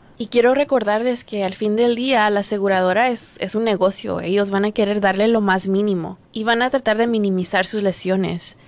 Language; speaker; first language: Spanish; early bilingual, heritage; Spanish